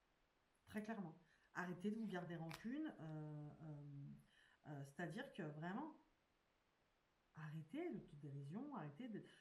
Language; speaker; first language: French; native; French